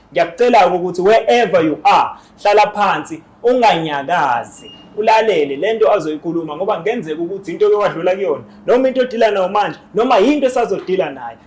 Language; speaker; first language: Zulu; native; Zulu